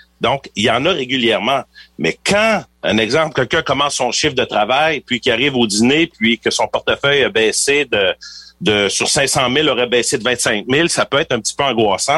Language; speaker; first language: French; native; French